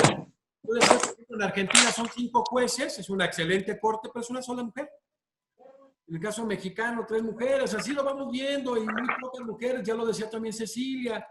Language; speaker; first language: Spanish; native; Spanish